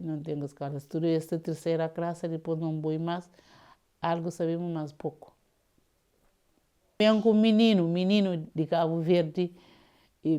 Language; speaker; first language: Portuguese; non-native, learner; Kabuverdianu